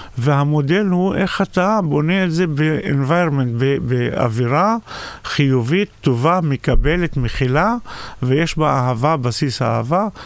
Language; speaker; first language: Hebrew; non-native, local second language; Arabic